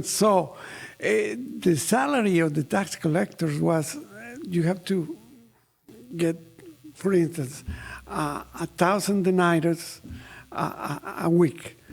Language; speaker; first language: English; non-native, fluent; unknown